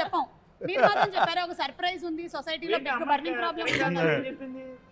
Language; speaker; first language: Telugu; native; Telugu